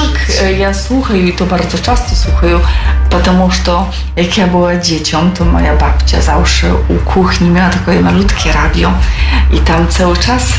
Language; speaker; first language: Polish; non-native, local second language; Belarusian